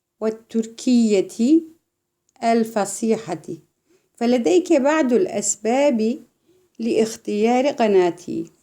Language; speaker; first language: Arabic; non-native, fluent; Turkish